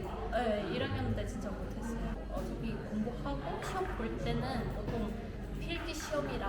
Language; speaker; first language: Korean; non-native, fluent; Vietnamese